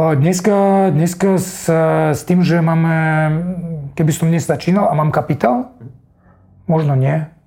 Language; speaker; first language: Slovak; non-native, fluent; Russian